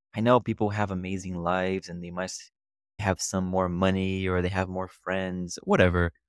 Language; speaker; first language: English; non-native, fluent; Portuguese